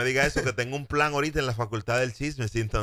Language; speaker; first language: Spanish; native; Spanish